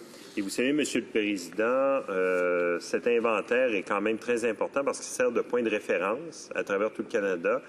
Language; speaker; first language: French; native; French